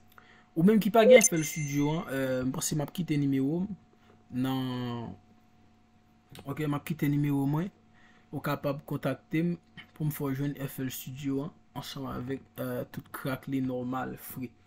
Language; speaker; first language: French; non-native, local second language; Haitian Creole